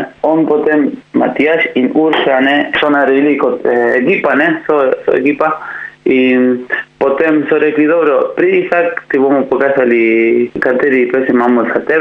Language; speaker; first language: Slovenian; non-native, learner; Spanish